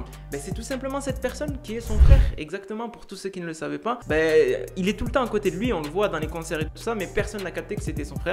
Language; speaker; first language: French; native; French